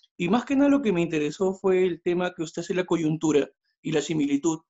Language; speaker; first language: Spanish; native; Spanish